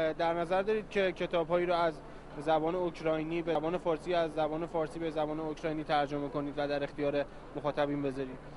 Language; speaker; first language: Persian; native; Persian